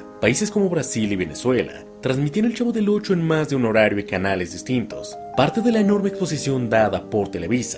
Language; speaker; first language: Spanish; native; Spanish